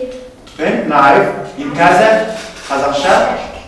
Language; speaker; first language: English; non-native, learner; Kazakh